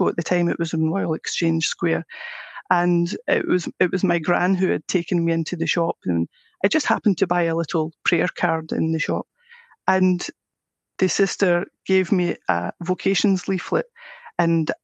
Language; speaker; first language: English; native; English